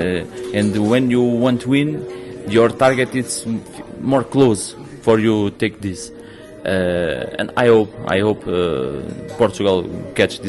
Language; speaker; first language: English; non-native, learner; Portuguese